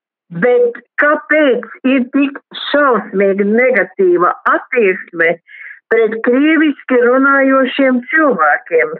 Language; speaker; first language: Latvian; non-native, local second language; Russian